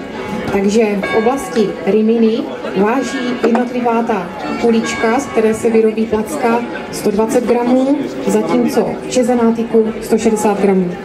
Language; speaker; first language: Czech; native; Czech